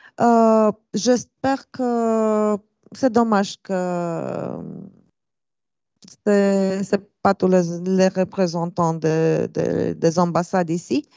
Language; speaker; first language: French; non-native, fluent; Romanian